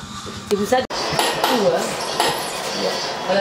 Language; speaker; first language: French; non-native, local second language; Burmese